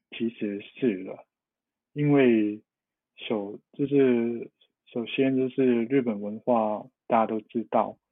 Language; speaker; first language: Chinese; non-native, local second language; Cantonese